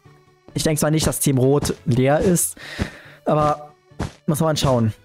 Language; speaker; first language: German; native; German